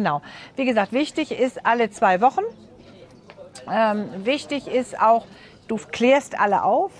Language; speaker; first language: German; native; German